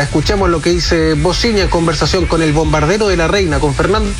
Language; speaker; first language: Spanish; native; Spanish